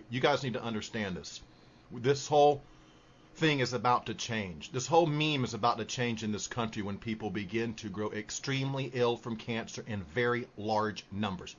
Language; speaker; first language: English; native; English